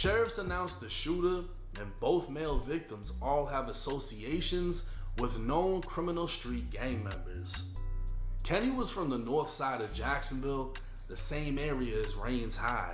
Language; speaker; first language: English; native; English